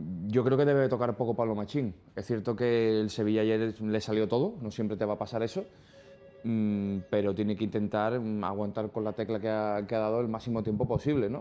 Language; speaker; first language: Spanish; native; Spanish